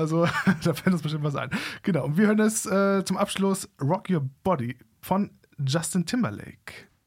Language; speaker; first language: German; native; German